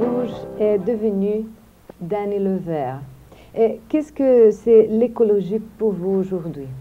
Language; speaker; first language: French; non-native, fluent; Portuguese